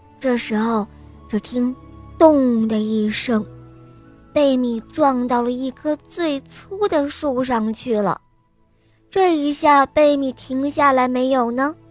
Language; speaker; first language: Chinese; native; Chinese